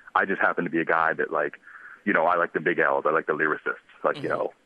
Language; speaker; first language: English; native; English